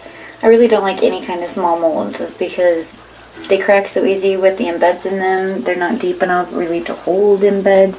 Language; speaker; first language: English; native; English